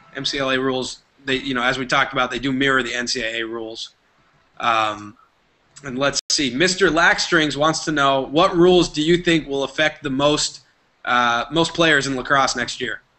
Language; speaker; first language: English; native; English